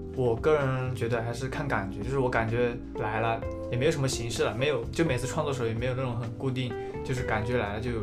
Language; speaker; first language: Chinese; non-native, local second language; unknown